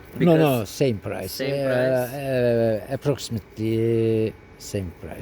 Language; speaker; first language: English; non-native, learner; Turkish